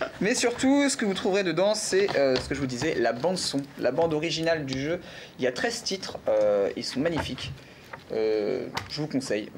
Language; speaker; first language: French; native; French